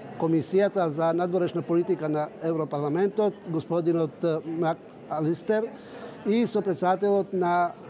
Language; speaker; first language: Macedonian; non-native, local second language; Albanian